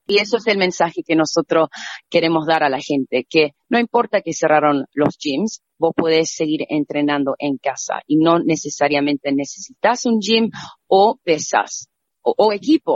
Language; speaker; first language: Spanish; native; Spanish